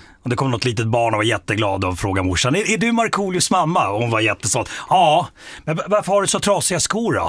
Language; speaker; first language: Swedish; native; Swedish